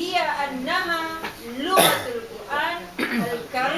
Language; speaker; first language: Arabic; non-native, learner; Indonesian